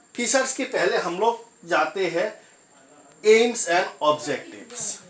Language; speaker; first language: Hindi; non-native, local second language; Assamese